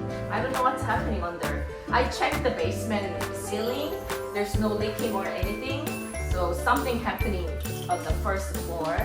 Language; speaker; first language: English; non-native, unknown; Korean